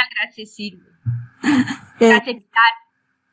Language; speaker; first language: Spanish; non-native, fluent; Italian